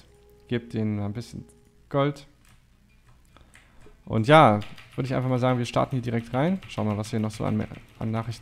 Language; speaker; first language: German; native; German